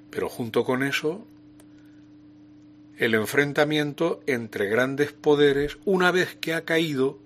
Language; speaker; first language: Spanish; native; Spanish